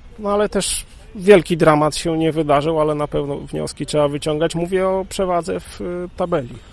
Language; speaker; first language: Polish; native; Polish